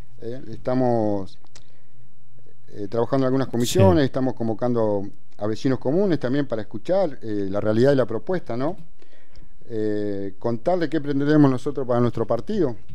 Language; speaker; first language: Spanish; native; Spanish